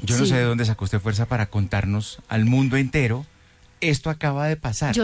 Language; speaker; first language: Spanish; native; Spanish